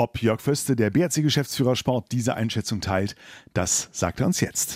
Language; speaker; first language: German; native; German